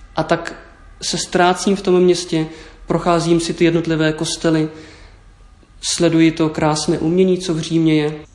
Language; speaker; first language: Czech; native; Czech